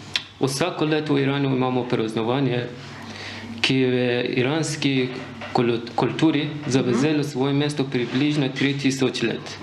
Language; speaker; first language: Slovenian; non-native, learner; Persian